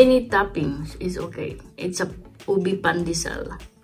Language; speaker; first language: English; non-native, local second language; Filipino